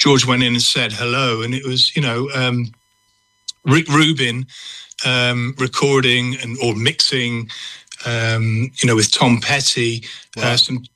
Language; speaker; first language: English; native; English